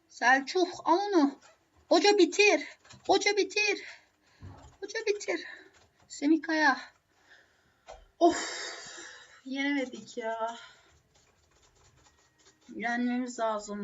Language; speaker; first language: Turkish; native; Turkish